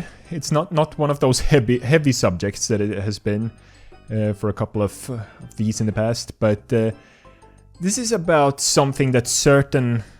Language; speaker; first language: English; non-native, fluent; Swedish